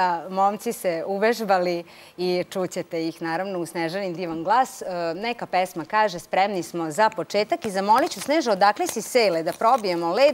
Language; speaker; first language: Serbian; native; Serbian